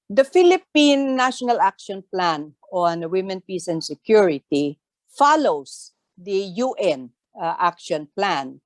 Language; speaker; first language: English; non-native, local second language; Tausug